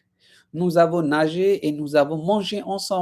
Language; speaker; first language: French; non-native, fluent; Hindi